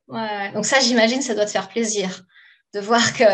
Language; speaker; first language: French; native; French